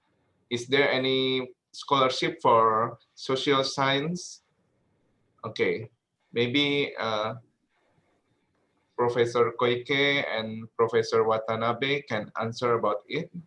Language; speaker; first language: English; non-native, learner; Indonesian